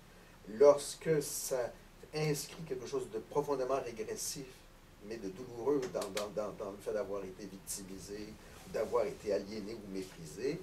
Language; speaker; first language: French; native; French